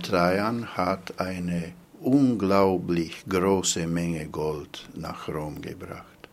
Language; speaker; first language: German; non-native, fluent; Romanian